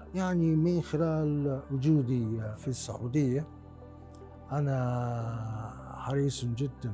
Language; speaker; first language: Arabic; non-native, fluent; Japanese